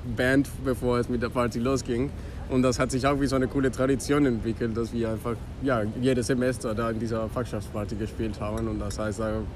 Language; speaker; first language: German; non-native, fluent; Spanish